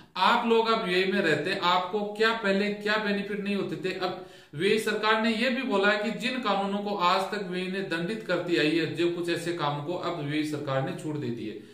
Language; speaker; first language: Hindi; native; Hindi